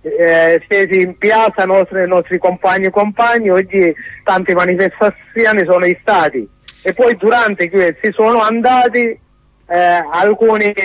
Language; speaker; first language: Italian; non-native, learner; Sinhala